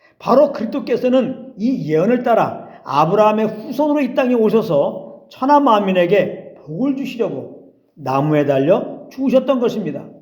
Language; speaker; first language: Korean; native; Korean